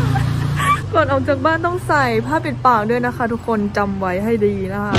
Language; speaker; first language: Thai; native; Thai